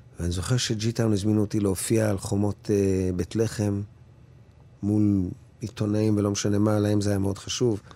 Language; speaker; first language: Hebrew; native; Hebrew